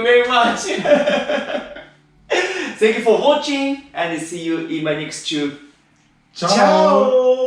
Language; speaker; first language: English; non-native, learner; Japanese